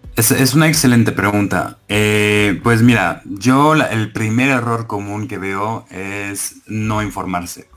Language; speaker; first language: Spanish; non-native, fluent; French